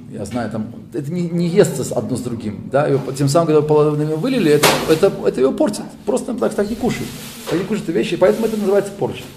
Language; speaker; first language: Russian; early bilingual, heritage; Russian